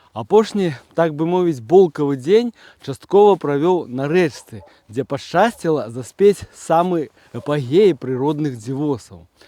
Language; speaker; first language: Belarusian; native; Belarusian